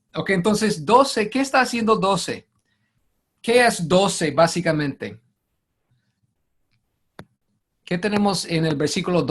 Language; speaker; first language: Spanish; non-native, fluent; English